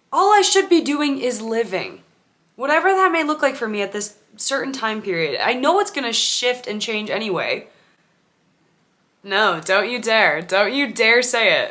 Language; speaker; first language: English; native; English